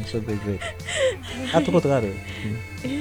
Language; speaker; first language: Japanese; non-native, learner; English